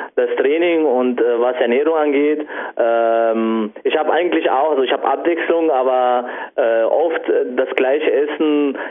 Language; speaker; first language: German; non-native, fluent; Italian